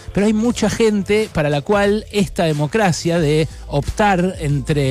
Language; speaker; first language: Spanish; native; Spanish